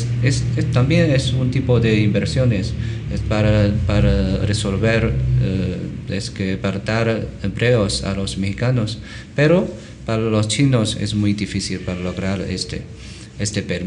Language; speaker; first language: Spanish; non-native, learner; Chinese